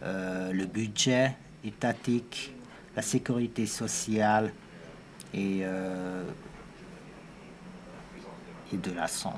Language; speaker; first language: French; non-native, fluent; Hungarian